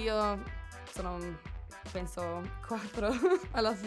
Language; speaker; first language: Italian; non-native, learner; English